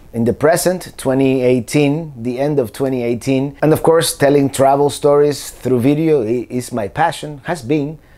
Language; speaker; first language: English; non-native, fluent; Spanish